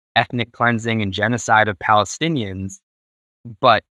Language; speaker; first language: English; native; English